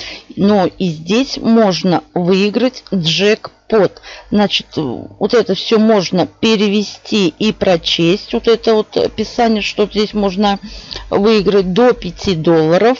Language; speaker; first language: Russian; native; Russian